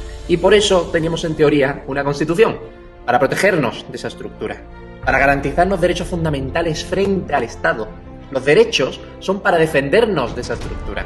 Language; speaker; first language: Spanish; native; Spanish